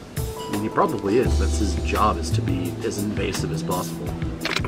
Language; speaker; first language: English; native; English